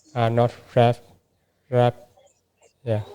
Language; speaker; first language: English; non-native, learner; Vietnamese